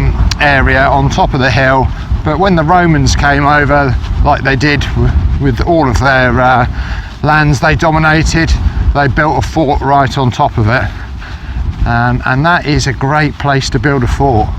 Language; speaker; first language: English; native; English